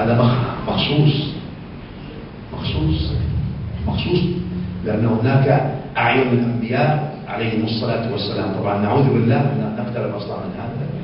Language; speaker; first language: Arabic; native; Arabic